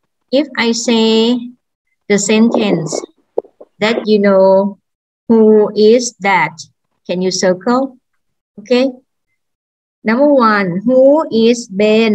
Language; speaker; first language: English; non-native, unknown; Thai